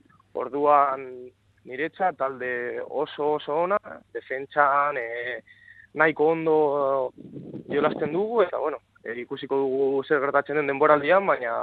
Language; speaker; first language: Basque; non-native, local second language; Spanish